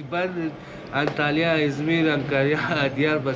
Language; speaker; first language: Turkish; non-native, learner; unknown